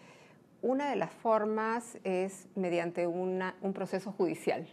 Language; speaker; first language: Spanish; native; Spanish